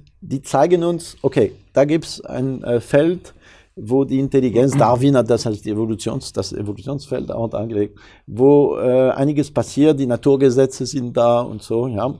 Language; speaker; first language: German; non-native, fluent; French